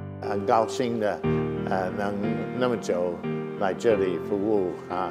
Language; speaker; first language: Chinese; non-native, fluent; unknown